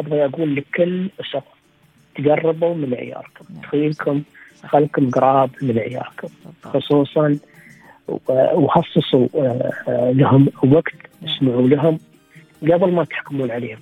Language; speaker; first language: Arabic; native; Arabic